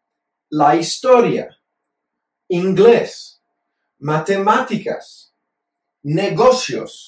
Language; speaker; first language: Spanish; non-native, fluent; English